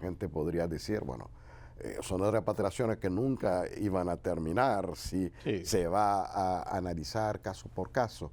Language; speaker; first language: Spanish; non-native, fluent; Haitian Creole